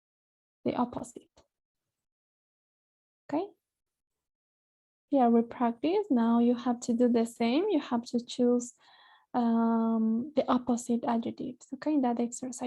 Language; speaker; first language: English; non-native, fluent; Spanish